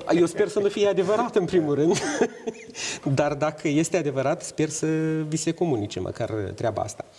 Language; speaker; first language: Romanian; native; Romanian